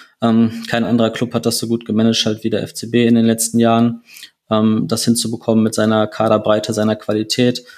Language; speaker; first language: German; native; German